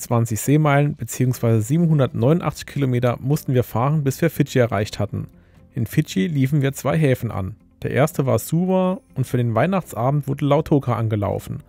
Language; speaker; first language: German; native; German